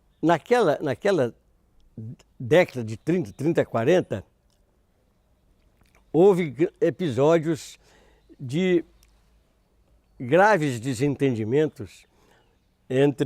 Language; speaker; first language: Portuguese; native; Portuguese